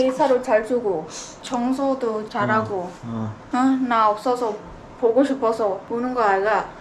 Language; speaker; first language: Korean; non-native, learner; Khmer